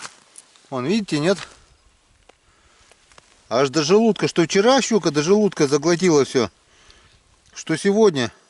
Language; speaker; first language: Russian; native; Russian